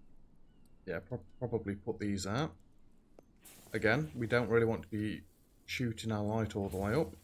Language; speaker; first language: English; native; English